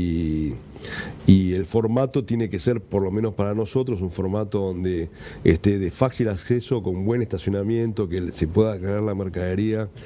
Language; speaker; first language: Spanish; native; Spanish